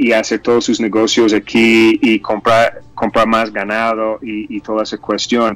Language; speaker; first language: Spanish; non-native, fluent; English